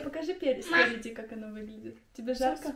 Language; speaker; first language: Russian; native; Russian